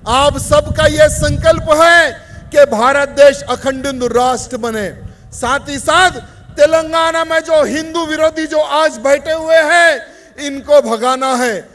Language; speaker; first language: Hindi; native; Hindi